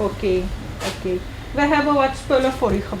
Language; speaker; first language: Dutch; non-native, local second language; Caribbean Hindustani